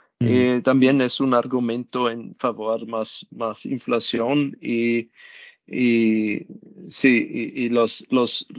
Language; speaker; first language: Spanish; non-native, learner; German